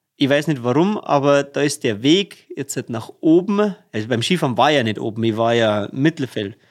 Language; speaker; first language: German; native; German